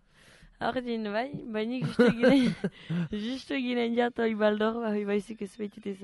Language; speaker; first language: Basque; native; Basque